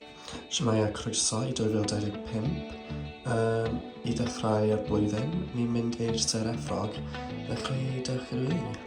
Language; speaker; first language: Welsh; non-native, learner; English